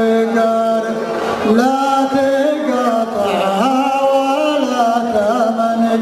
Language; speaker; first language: Arabic; native; Arabic